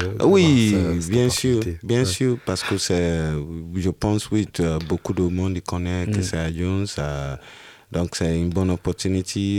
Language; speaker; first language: French; non-native, learner; Yoruba